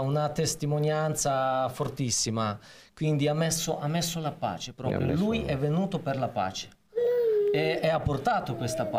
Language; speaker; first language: Italian; non-native, fluent; Ukrainian